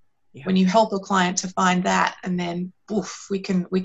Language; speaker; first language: English; native; English